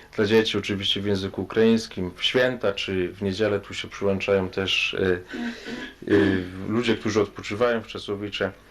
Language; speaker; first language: Polish; native; Polish